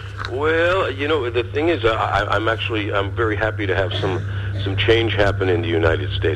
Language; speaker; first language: English; native; English